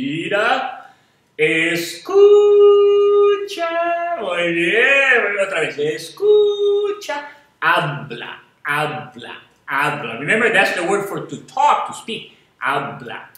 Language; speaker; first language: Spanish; non-native, fluent; English